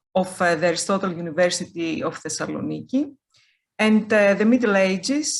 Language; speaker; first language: English; non-native, fluent; Greek